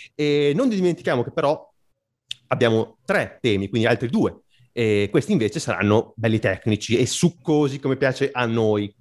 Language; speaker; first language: Italian; native; Italian